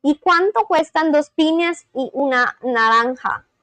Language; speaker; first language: Spanish; non-native, learner; English